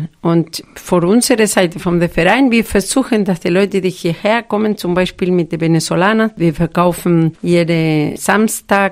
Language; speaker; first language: German; non-native, fluent; Spanish